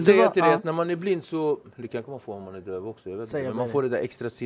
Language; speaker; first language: Swedish; native; Swedish